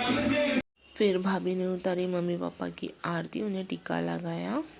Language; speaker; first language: Hindi; native; Hindi